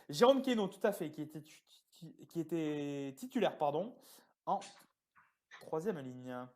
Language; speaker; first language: French; native; French